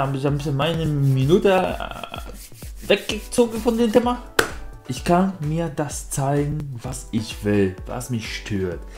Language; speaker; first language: German; non-native, learner; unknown